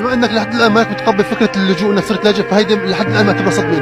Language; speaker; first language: Arabic; native; Arabic